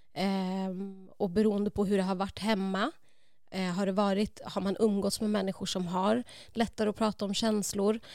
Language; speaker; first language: Swedish; native; Swedish